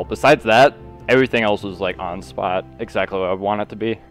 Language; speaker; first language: English; native; English